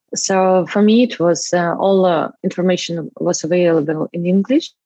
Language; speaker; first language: English; non-native, learner; Russian